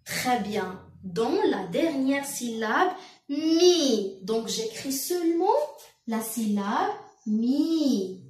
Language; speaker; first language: French; non-native, local second language; Arabic